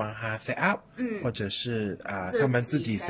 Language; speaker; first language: Chinese; native; Chinese